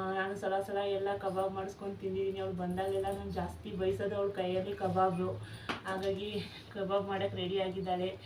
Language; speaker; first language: Kannada; non-native, local second language; Lambadi